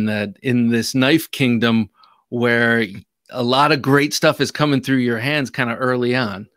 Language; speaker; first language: English; native; English